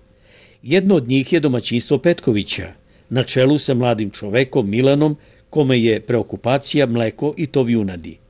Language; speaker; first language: Serbian; native; Serbian